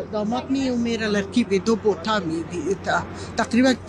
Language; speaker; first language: Hindi; non-native, learner; Persian